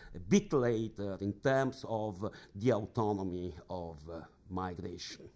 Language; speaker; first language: English; non-native, fluent; Italian